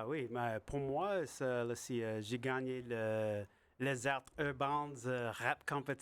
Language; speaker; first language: French; non-native, learner; English